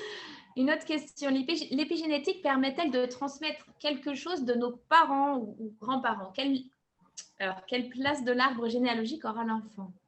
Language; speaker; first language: French; native; French